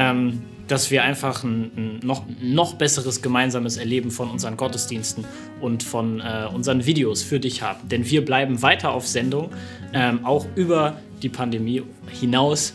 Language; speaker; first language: German; native; German